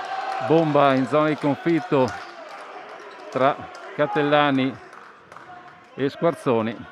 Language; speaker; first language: Italian; native; Italian